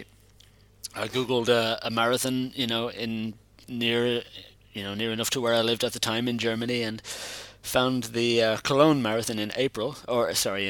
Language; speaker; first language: English; native; English